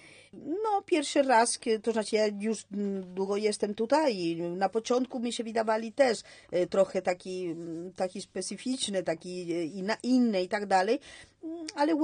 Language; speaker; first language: Polish; non-native, learner; Spanish